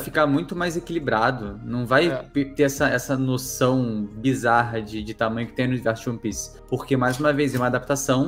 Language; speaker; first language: Portuguese; native; Portuguese